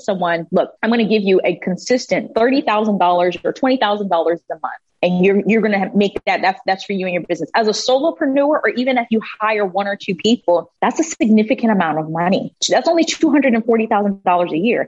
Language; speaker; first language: English; native; English